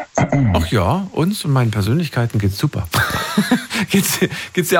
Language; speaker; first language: German; native; German